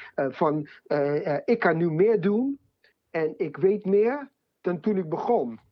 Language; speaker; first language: Dutch; non-native, fluent; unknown